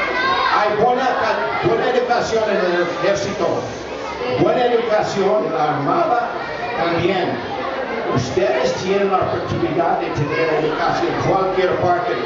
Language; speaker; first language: Spanish; non-native, fluent; English